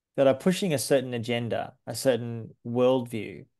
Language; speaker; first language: English; native; English